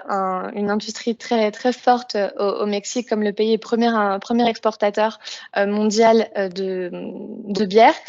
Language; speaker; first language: French; native; French